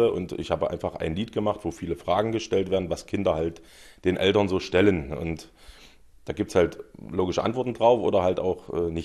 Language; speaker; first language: German; native; German